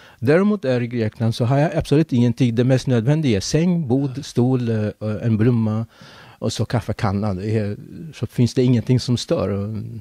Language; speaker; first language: Swedish; non-native, fluent; Arabic